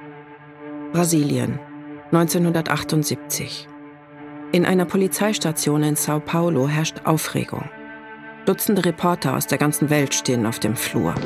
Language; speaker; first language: German; native; German